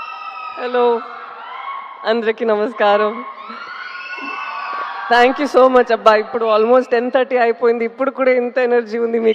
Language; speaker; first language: Telugu; non-native, local second language; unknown